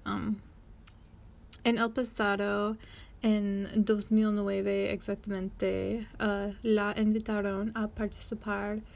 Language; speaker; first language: Spanish; non-native, learner; English